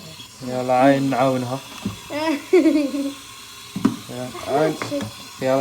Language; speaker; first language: Arabic; native; Arabic